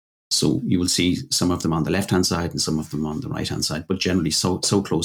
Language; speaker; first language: English; native; English